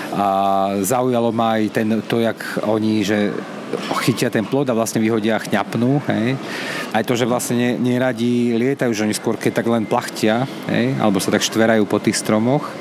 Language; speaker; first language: Slovak; native; Slovak